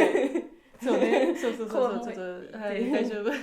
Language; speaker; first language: Japanese; non-native, learner; German